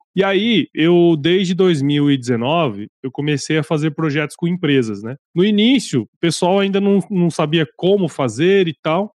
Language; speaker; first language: Portuguese; native; Portuguese